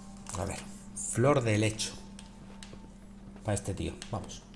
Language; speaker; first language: Spanish; native; Spanish